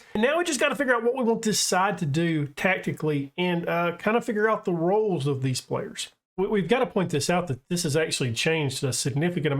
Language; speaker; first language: English; native; English